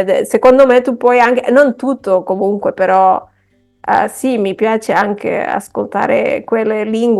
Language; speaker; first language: Italian; non-native, fluent; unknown